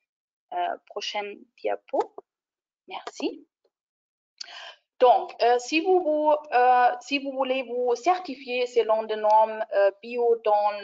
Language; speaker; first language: French; non-native, fluent; German